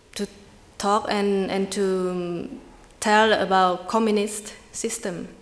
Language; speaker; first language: English; non-native, fluent; Vietnamese